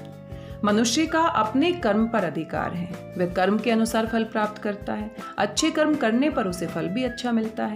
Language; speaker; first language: Hindi; native; Hindi